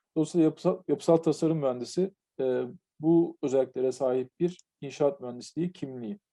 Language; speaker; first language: Turkish; native; Turkish